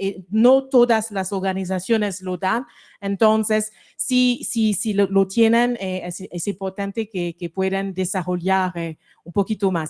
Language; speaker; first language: Spanish; non-native, fluent; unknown